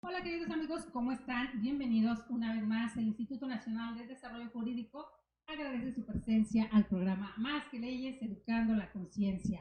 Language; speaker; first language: Spanish; native; Spanish